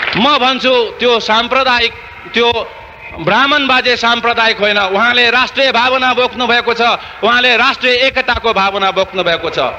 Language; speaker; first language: Nepali; non-native, local second language; Newari